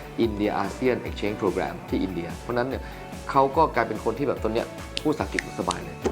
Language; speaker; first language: Thai; native; Thai